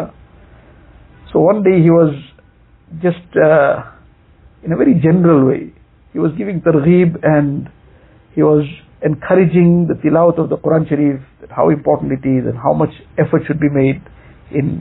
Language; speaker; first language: English; native; English